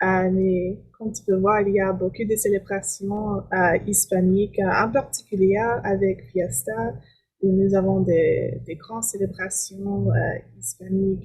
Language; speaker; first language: French; non-native, learner; English